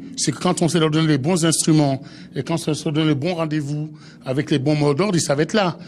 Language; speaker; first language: French; native; French